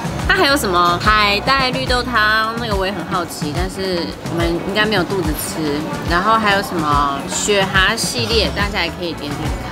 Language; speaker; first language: Chinese; native; Chinese